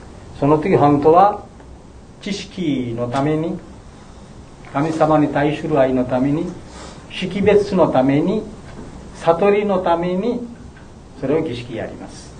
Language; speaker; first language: Japanese; non-native, learner; Bangla